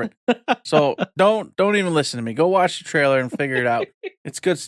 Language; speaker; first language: English; native; English